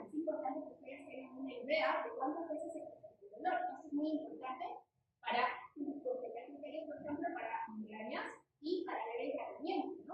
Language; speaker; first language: Spanish; native; Spanish